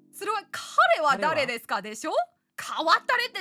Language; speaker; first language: Japanese; non-native, learner; English